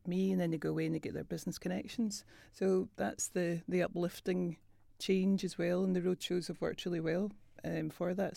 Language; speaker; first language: English; native; English